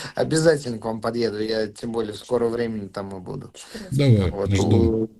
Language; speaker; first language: Russian; native; Russian